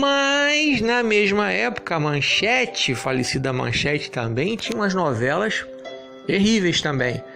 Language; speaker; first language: Portuguese; native; Portuguese